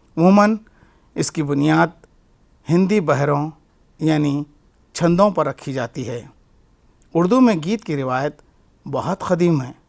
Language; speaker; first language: Urdu; native; Urdu